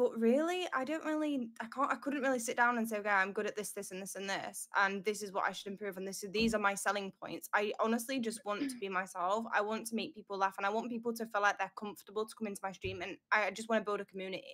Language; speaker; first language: English; native; English